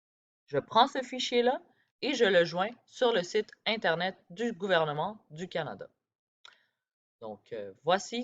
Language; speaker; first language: French; native; French